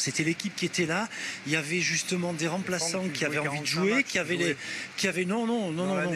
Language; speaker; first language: French; native; French